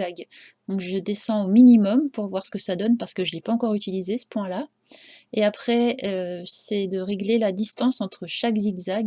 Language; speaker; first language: French; native; French